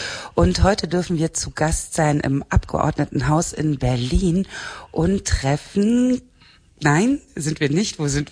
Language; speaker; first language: German; native; German